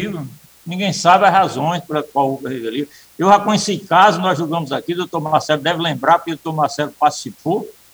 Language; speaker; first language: Portuguese; native; Portuguese